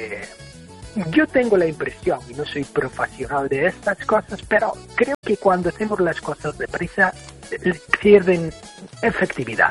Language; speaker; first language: Spanish; non-native, fluent; English